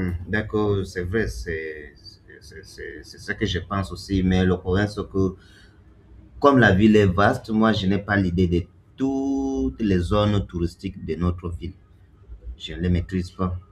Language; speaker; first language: French; non-native, fluent; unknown